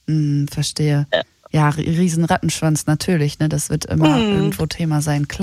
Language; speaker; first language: German; native; German